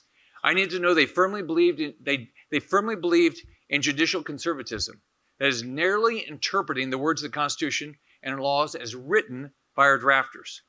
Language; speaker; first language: English; native; English